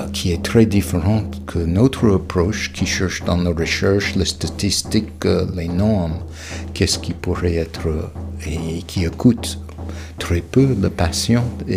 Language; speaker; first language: French; non-native, fluent; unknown